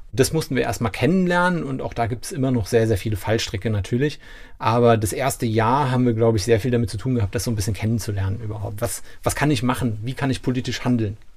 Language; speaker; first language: German; native; German